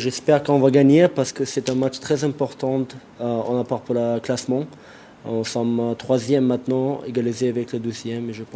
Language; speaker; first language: French; non-native, learner; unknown